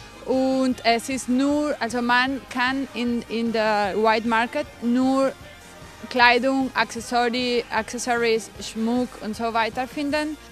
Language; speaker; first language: German; non-native, fluent; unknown